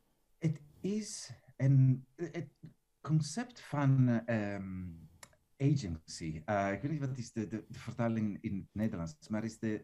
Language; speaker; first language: Dutch; non-native, fluent; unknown